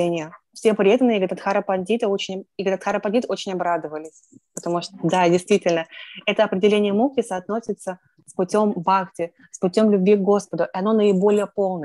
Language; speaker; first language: Russian; native; Russian